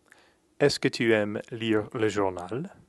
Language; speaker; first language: French; non-native, fluent; English